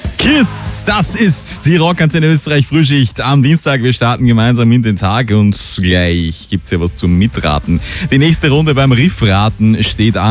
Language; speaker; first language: German; native; German